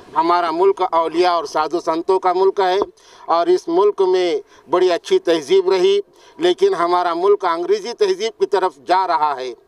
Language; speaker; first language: Urdu; native; Urdu